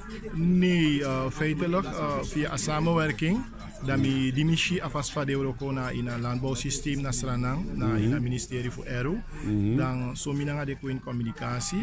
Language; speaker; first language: Dutch; non-native, learner; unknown